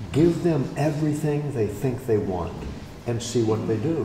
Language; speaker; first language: English; native; English